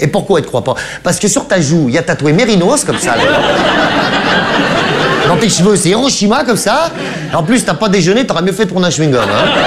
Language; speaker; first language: French; native; French